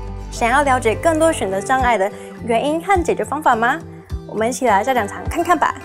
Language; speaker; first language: Chinese; native; Chinese